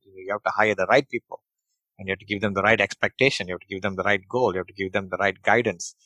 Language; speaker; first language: English; non-native, local second language; Tamil